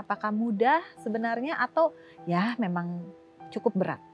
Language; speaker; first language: Indonesian; native; Indonesian